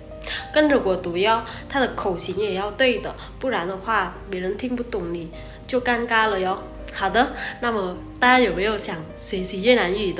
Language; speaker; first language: Chinese; non-native, fluent; Vietnamese